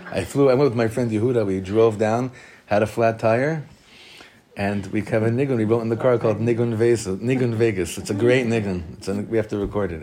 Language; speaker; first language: English; native; English